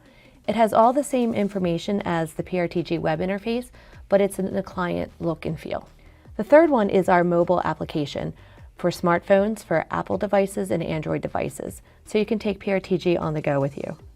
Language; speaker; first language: English; native; English